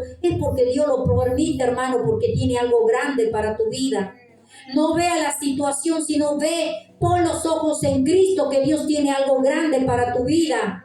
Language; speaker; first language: Spanish; native; Spanish